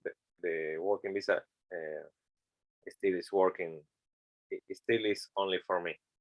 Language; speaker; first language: English; non-native, learner; Spanish